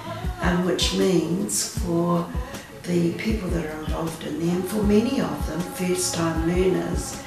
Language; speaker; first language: English; native; English